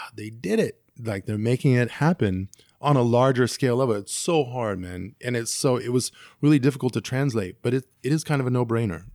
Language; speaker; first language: English; native; English